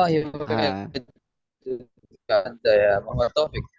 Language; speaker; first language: Arabic; non-native, learner; Indonesian